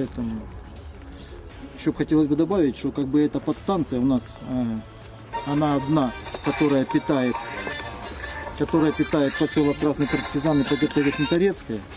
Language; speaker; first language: Russian; native; Russian